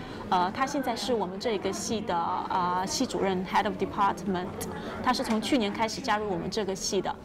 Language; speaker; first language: Chinese; native; Chinese